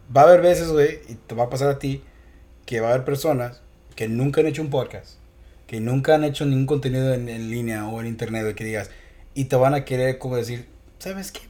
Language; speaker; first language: Spanish; early bilingual, heritage; Spanish